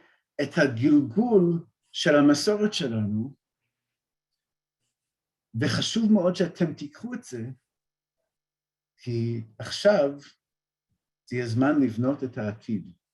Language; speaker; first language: Hebrew; non-native, fluent; English